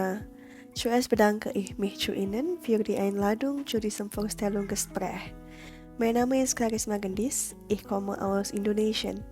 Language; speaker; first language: German; non-native, learner; Indonesian